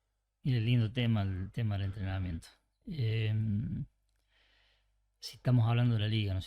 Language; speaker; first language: Spanish; native; Spanish